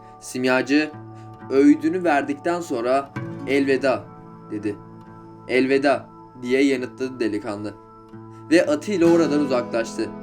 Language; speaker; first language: Turkish; native; Turkish